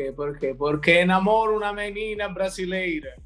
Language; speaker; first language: Portuguese; non-native, learner; Italian